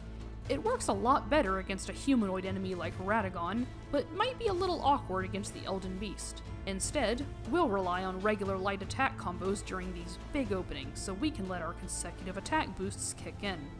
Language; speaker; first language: English; native; English